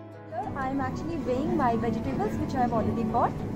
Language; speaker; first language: English; non-native, local second language; Hindi